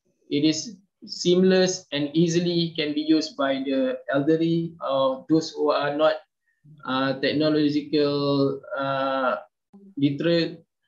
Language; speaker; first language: English; non-native, local second language; Malay